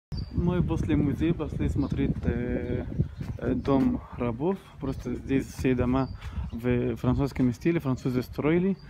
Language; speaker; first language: Russian; non-native, fluent; Arabic